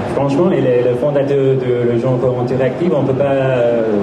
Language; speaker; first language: French; non-native, learner; English